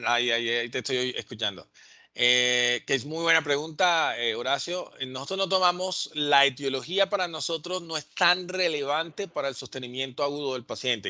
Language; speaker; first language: Spanish; native; Spanish